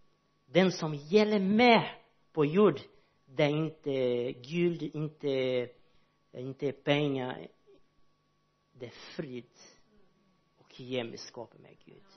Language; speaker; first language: Swedish; non-native, learner; Portuguese